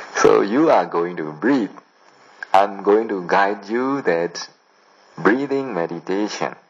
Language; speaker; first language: English; non-native, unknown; Burmese